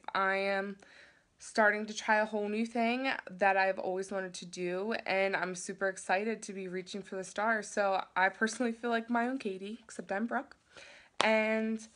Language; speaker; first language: English; native; English